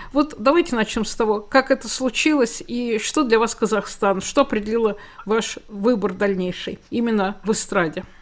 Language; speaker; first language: Russian; native; Russian